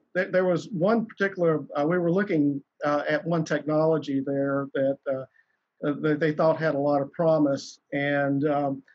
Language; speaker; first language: English; native; English